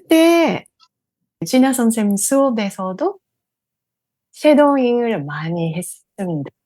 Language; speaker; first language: Korean; non-native, fluent; Japanese